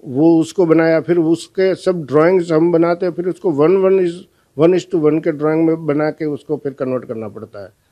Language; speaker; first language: Hindi; non-native, local second language; Gujarati